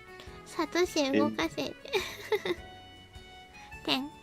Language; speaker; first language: Japanese; native; Japanese